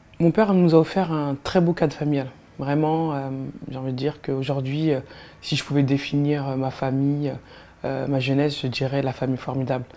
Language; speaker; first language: French; native; French